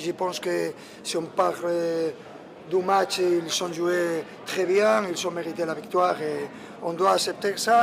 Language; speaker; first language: French; non-native, fluent; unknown